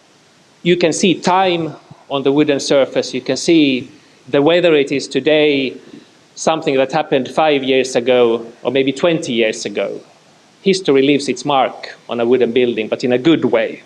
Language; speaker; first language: English; non-native, fluent; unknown